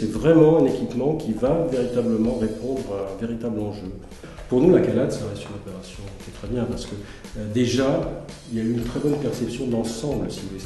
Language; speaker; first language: French; native; French